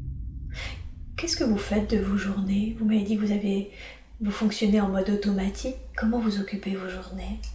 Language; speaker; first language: French; native; French